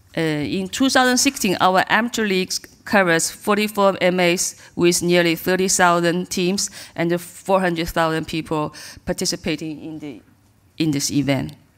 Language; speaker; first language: English; non-native, learner; Chinese